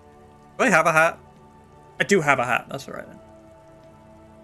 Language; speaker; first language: English; native; English